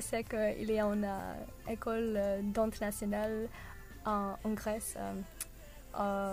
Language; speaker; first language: French; non-native, learner; English